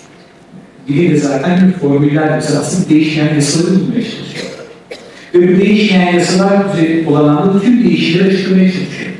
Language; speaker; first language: Turkish; native; Turkish